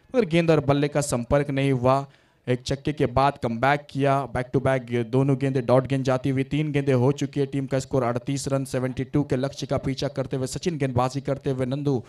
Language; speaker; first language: Hindi; non-native, local second language; Marathi